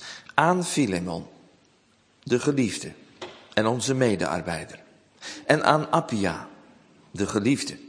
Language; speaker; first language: Dutch; native; Dutch